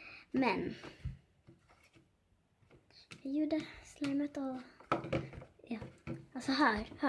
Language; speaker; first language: Swedish; early bilingual, other home language; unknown